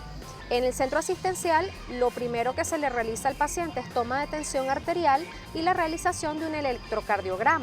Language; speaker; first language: Spanish; native; Spanish